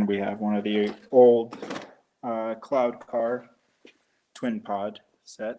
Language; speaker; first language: English; native; English